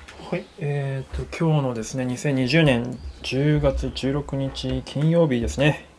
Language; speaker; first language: Japanese; native; Japanese